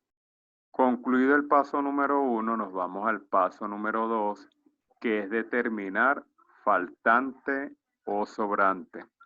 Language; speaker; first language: Spanish; native; Spanish